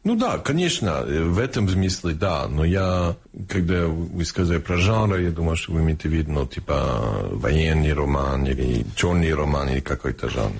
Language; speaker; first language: Russian; non-native, fluent; English